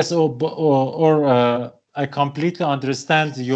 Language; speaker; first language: English; non-native, learner; Persian